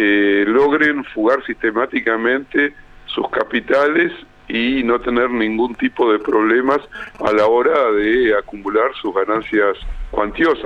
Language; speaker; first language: Spanish; native; Spanish